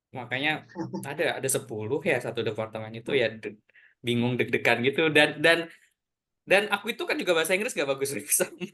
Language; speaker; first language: Indonesian; native; Indonesian